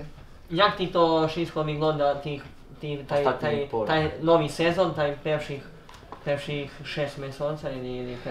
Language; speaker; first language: Polish; non-native, learner; Serbian